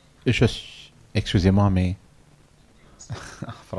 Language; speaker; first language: French; non-native, fluent; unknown